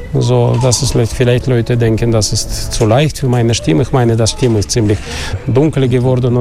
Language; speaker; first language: German; non-native, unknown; Russian